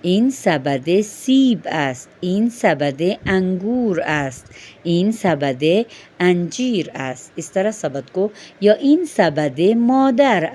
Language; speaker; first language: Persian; non-native, fluent; Urdu